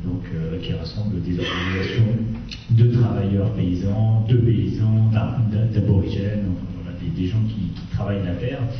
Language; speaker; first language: French; native; French